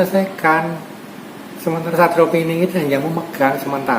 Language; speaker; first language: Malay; non-native, local second language; Javanese